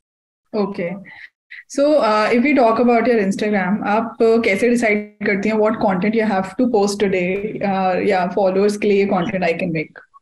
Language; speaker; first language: English; non-native, local second language; Hindi